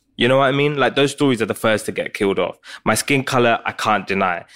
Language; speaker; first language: English; native; English